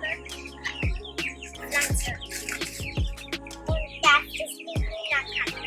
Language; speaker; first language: German; early bilingual, heritage; German